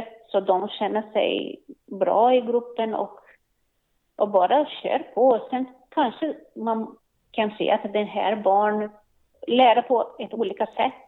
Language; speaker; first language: Swedish; non-native, learner; Portuguese